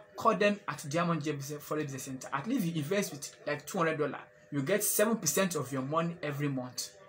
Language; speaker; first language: English; non-native, local second language; Yoruba